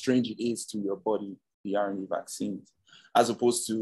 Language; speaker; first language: English; non-native, local second language; Yoruba